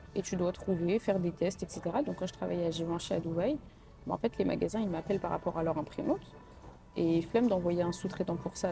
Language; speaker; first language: French; native; French